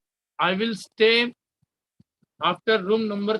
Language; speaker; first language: English; non-native, learner; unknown